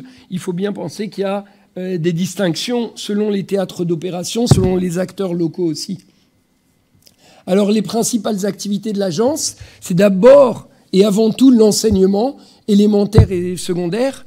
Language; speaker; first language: French; native; French